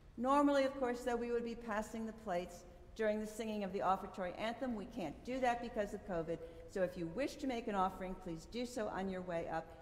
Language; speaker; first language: English; native; English